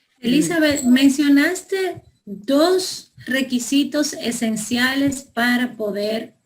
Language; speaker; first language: Spanish; native; Spanish